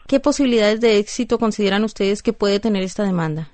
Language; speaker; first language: Spanish; native; Spanish